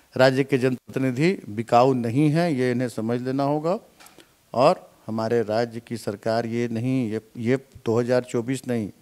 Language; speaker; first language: Hindi; native; Hindi